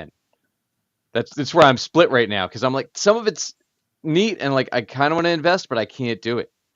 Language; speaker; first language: English; native; English